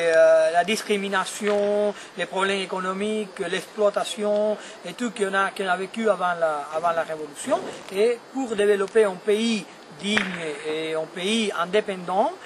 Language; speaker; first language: French; non-native, fluent; Spanish